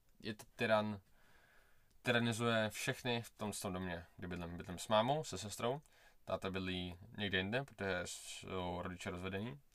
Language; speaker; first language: Czech; early bilingual, other home language; Russian